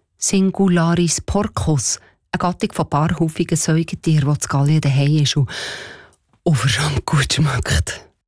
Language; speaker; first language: German; native; German